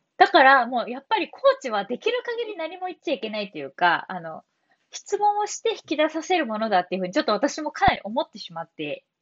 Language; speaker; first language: Japanese; native; Japanese